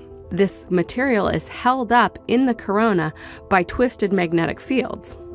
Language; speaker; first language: English; native; English